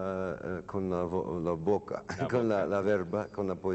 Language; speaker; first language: Spanish; non-native, learner; English